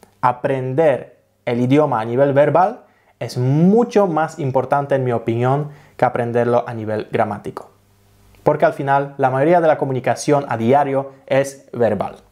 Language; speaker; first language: Spanish; non-native, fluent; Polish